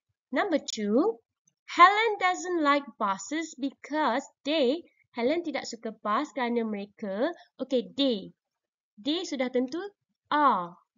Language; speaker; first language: English; non-native, local second language; Malay